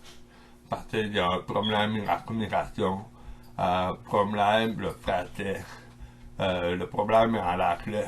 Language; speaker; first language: French; non-native, local second language; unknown